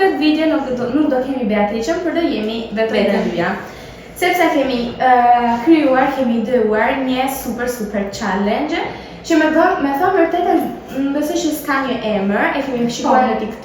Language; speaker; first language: Albanian; early bilingual, heritage; Albanian